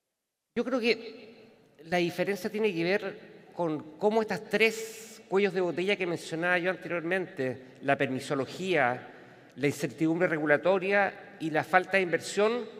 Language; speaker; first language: Spanish; native; Spanish